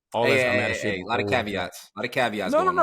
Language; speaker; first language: English; native; English